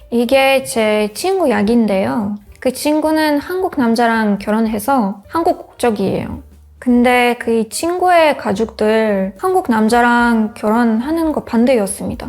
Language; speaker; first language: Korean; non-native, learner; Hebrew